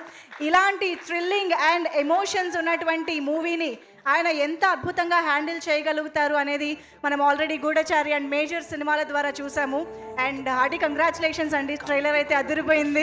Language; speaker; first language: Telugu; native; Telugu